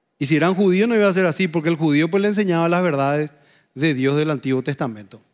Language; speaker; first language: Spanish; native; Spanish